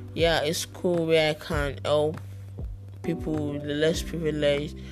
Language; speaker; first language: English; non-native, local second language; Yoruba